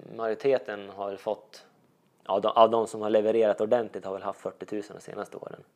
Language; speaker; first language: Swedish; native; Swedish